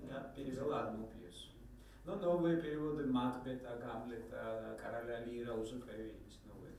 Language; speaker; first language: Czech; non-native, learner; Georgian